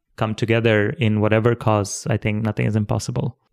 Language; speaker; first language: English; non-native, local second language; Bangla